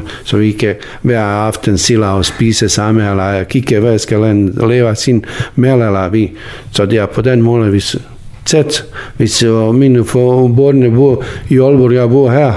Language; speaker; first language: Danish; non-native, learner; Bosnian